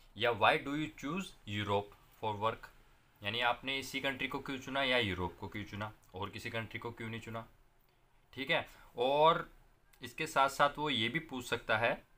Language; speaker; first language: Hindi; non-native, local second language; Punjabi